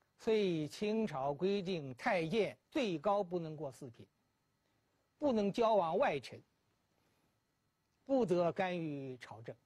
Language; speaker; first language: Chinese; native; Chinese